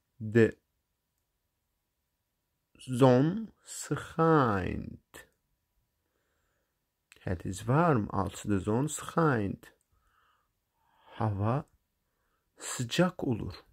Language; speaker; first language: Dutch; non-native, learner; Turkish